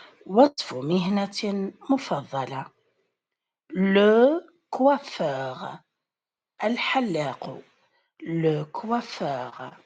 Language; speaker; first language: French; non-native, fluent; Arabic